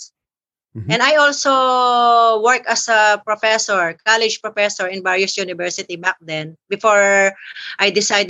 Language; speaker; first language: English; non-native, local second language; Filipino